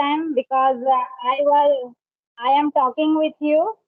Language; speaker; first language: English; non-native, learner; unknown